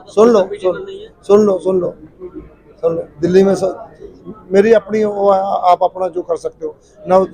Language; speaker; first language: Hindi; non-native, local second language; Punjabi